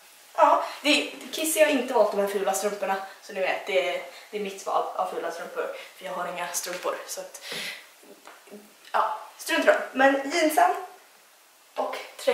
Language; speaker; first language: Swedish; native; Swedish